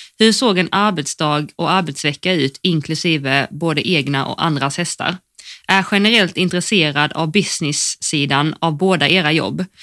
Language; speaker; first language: Swedish; native; Swedish